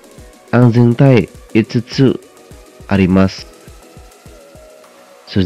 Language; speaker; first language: Japanese; non-native, fluent; Indonesian